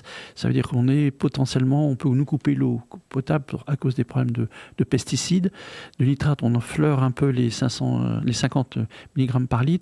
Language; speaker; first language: French; native; French